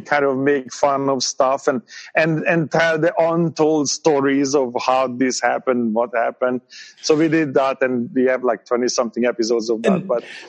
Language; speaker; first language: English; non-native, fluent; Hungarian